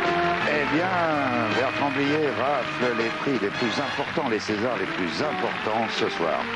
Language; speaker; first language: French; native; French